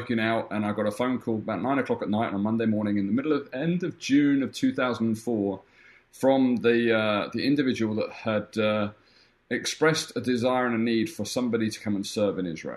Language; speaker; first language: English; native; English